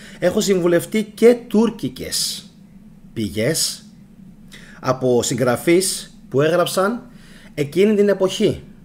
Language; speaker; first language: Greek; early bilingual, heritage; Greek